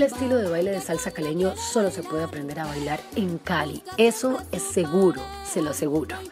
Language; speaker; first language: Spanish; native; Spanish